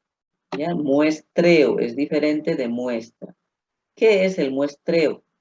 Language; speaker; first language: Spanish; native; Spanish